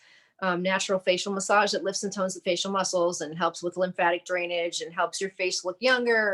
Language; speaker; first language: English; native; English